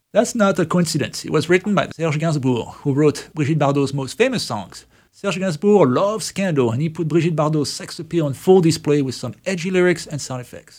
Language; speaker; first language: English; non-native, fluent; French